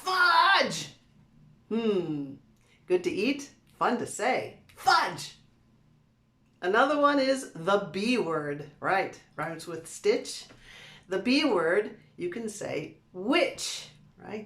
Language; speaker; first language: English; native; English